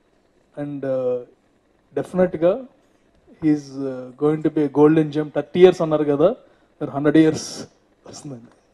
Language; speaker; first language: Telugu; native; Telugu